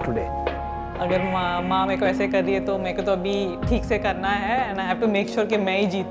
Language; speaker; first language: Hindi; native; Hindi